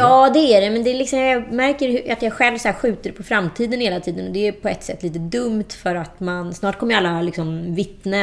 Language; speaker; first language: Swedish; native; Swedish